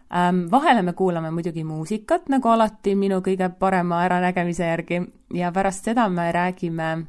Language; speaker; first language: Estonian; native; Estonian